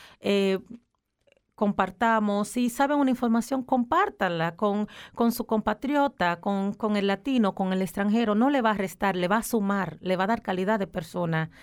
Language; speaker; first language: Spanish; native; Spanish